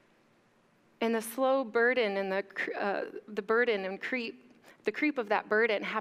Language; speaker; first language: English; native; English